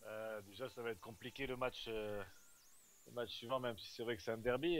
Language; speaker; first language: French; native; French